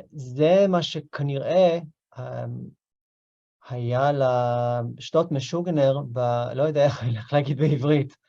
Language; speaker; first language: Hebrew; non-native, fluent; English